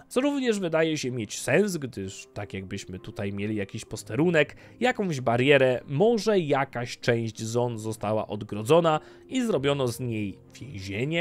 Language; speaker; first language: Polish; native; Polish